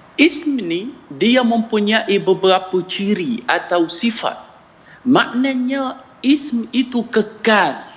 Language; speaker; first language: Malay; non-native, fluent; Arabic